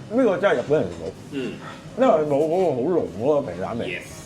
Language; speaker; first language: Cantonese; native; Cantonese